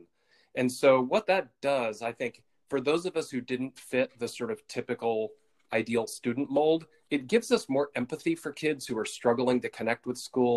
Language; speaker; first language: English; native; English